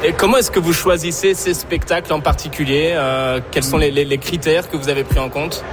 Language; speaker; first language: French; native; French